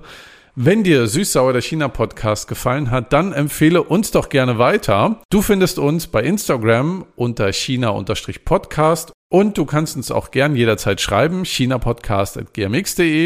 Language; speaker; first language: German; native; German